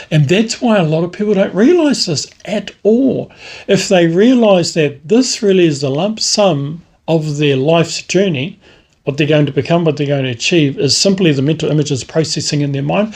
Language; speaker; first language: English; native; English